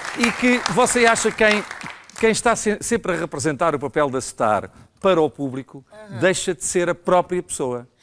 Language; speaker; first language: Portuguese; native; Portuguese